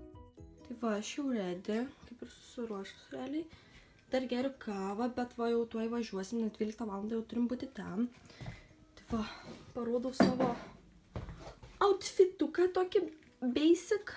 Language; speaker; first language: Lithuanian; native; Lithuanian